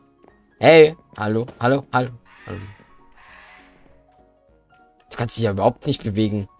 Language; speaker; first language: German; native; German